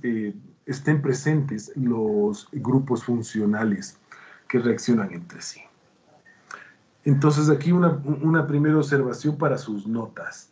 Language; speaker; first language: Spanish; native; Spanish